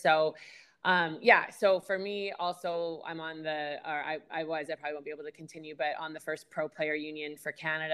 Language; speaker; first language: English; native; English